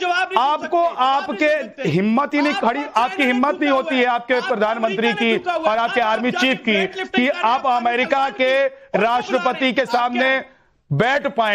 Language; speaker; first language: Hindi; native; Hindi